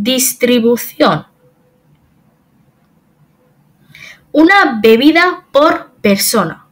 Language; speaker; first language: Spanish; non-native, fluent; Bangla